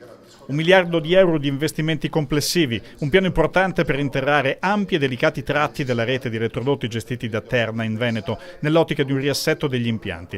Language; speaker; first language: Italian; native; Italian